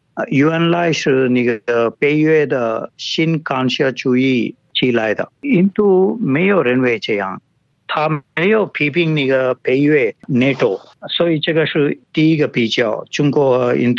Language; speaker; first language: Chinese; non-native, fluent; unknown